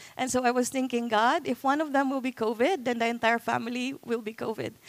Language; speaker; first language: English; non-native, local second language; Cebuano